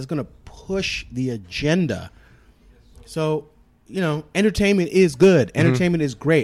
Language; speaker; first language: English; non-native, local second language; Shona